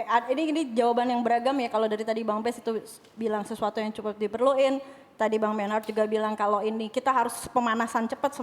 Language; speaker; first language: Indonesian; native; Indonesian